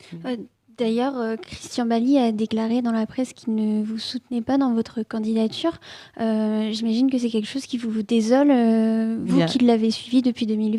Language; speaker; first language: French; native; French